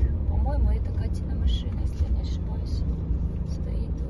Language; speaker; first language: Russian; native; Russian